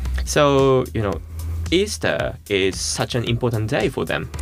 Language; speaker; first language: English; non-native, fluent; Japanese